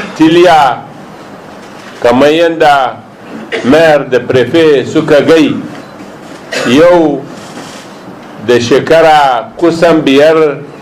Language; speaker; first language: Hausa; non-native, local second language; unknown